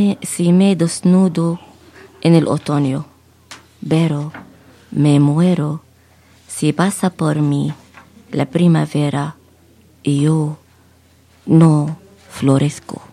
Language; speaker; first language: Spanish; non-native, fluent; Arabic